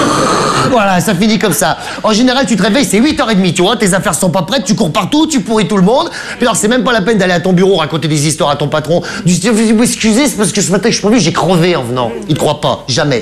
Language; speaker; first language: French; native; French